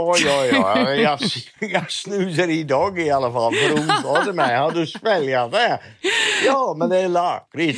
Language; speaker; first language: Swedish; non-native, learner; Dutch